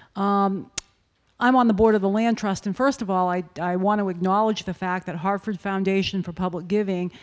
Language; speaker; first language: English; native; English